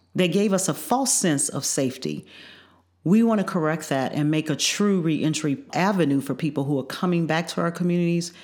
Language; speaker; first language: English; native; English